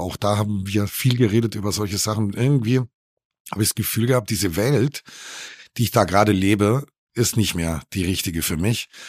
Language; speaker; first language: German; native; German